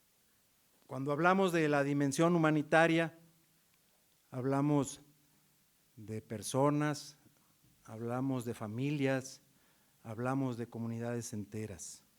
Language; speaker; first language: Spanish; native; Spanish